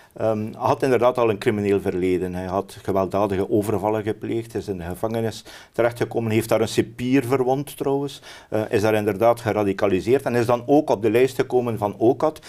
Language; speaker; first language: Dutch; native; Dutch